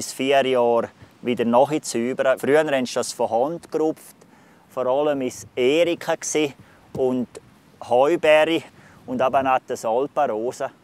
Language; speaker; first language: German; native; German